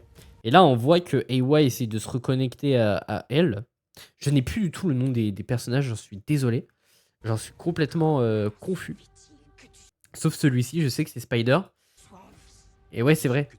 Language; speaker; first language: French; native; French